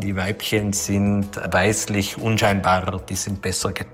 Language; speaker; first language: German; native; German